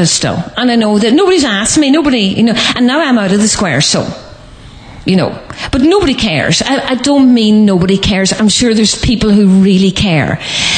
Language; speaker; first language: English; native; English